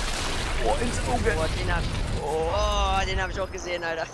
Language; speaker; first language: German; native; German